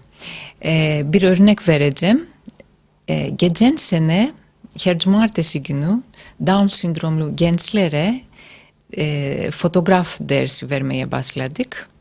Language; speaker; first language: Turkish; non-native, fluent; Greek